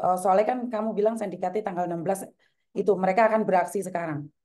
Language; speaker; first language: Indonesian; non-native, local second language; Javanese